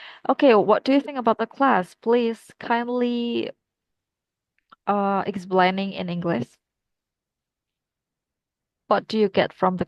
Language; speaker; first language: English; non-native, fluent; Indonesian